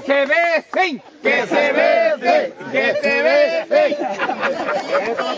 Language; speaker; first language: Spanish; native; Spanish